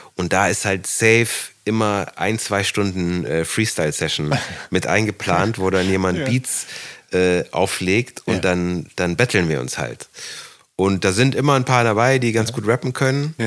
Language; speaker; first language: German; native; German